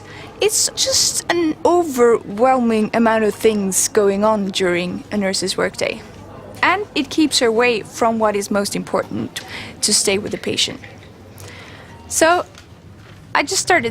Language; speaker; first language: English; non-native, fluent; Swedish